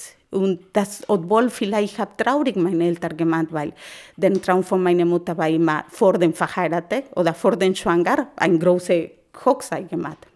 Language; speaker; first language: German; non-native, learner; Spanish